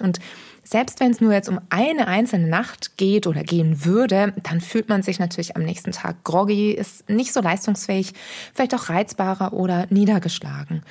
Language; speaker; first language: German; native; German